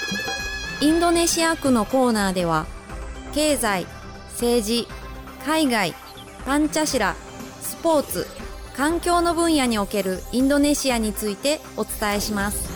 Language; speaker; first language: Japanese; non-native, fluent; Indonesian